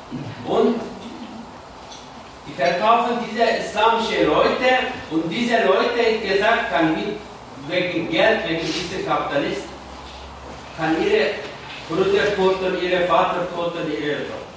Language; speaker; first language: German; non-native, learner; Kurdish